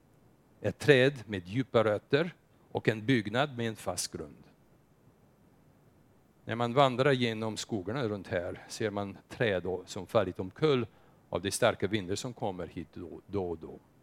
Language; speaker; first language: Swedish; non-native, fluent; English